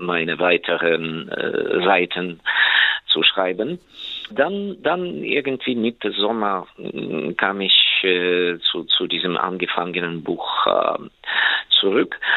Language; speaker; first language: German; non-native, fluent; Ukrainian